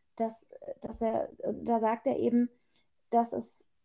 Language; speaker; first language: German; early bilingual, other home language; Persian